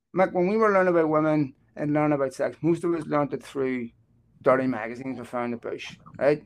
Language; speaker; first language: English; native; English